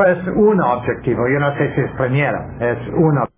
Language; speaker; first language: Spanish; non-native, learner; English